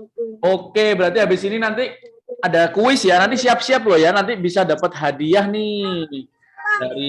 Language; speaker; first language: Indonesian; native; Indonesian